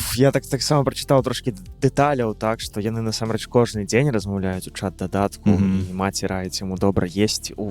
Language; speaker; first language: Belarusian; non-native, local second language; Russian